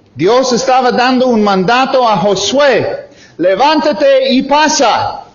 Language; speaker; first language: Spanish; non-native, fluent; English